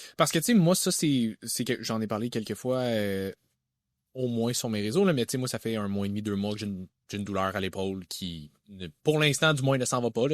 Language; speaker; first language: French; native; French